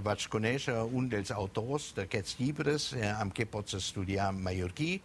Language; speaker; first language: Catalan; non-native, fluent; German